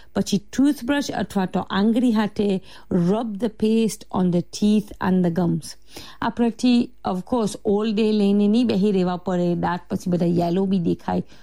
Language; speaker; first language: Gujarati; early bilingual, heritage; Gujarati